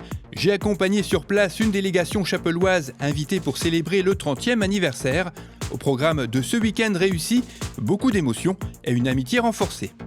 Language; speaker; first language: French; native; French